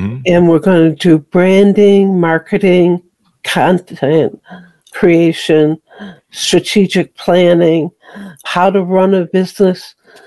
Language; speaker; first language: English; native; English